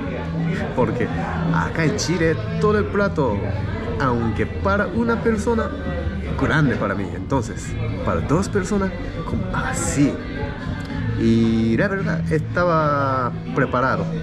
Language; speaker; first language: Spanish; non-native, learner; Japanese